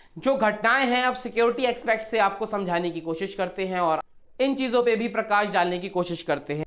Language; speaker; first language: Hindi; native; Hindi